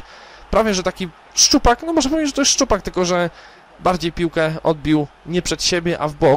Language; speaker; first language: Polish; native; Polish